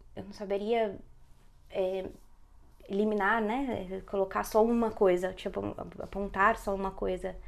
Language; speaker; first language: Portuguese; native; Portuguese